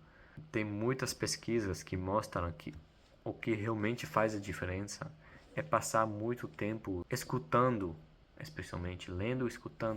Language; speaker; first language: Portuguese; non-native, fluent; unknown